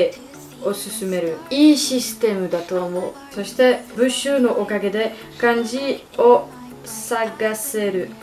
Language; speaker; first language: Japanese; non-native, learner; French